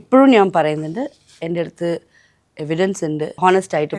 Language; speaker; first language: Malayalam; non-native, local second language; Tamil